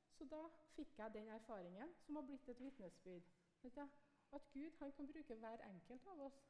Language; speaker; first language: Norwegian; native; Norwegian